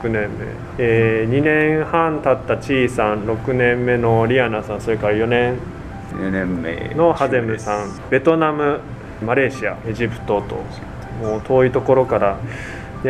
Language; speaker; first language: Japanese; native; Japanese